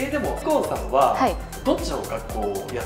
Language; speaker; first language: Japanese; native; Japanese